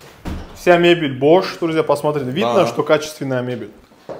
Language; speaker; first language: Russian; native; Russian